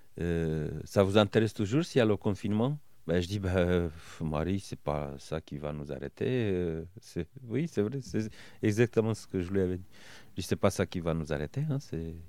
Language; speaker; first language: French; non-native, fluent; Romanian